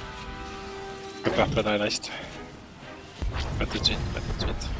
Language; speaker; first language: French; native; French